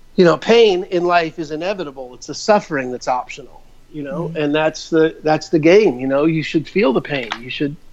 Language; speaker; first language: English; native; English